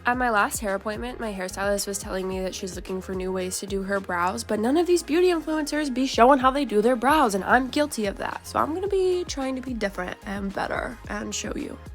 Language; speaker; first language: English; native; English